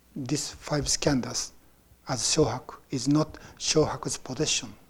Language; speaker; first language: English; non-native, fluent; Japanese